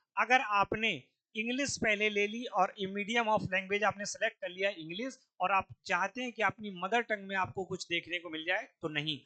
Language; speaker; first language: Hindi; native; Hindi